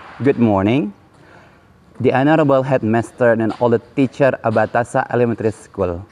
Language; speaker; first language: English; non-native, learner; Indonesian